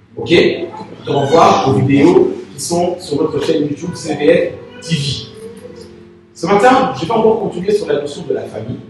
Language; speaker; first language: French; non-native, local second language; Lingala